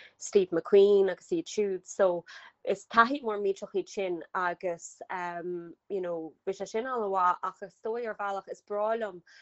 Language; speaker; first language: Irish; native; Irish